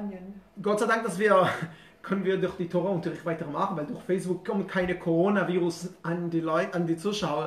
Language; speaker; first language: German; non-native, fluent; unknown